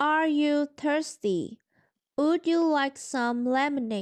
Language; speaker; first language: English; non-native, learner; Vietnamese